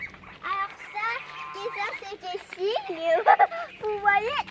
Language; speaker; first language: French; native; French